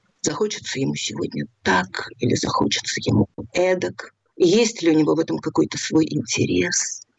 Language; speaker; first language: Russian; native; Russian